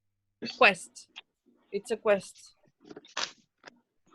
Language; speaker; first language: English; non-native, fluent; Spanish